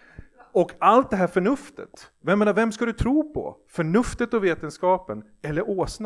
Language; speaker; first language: Swedish; native; Swedish